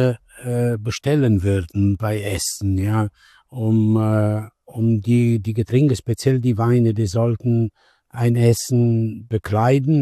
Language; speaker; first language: German; non-native, learner; Italian